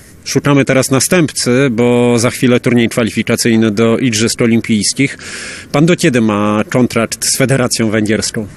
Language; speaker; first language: Polish; native; Polish